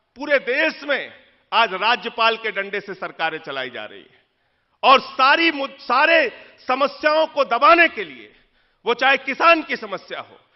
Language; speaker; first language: Hindi; native; Hindi